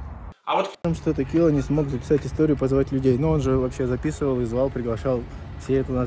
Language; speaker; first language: Russian; native; Russian